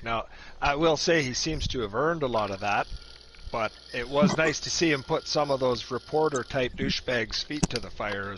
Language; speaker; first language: English; native; English